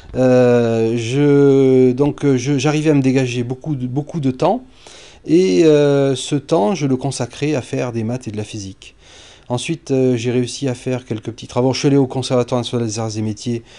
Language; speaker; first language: French; native; French